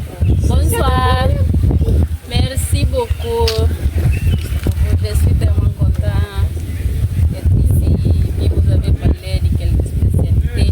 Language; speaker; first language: French; non-native, learner; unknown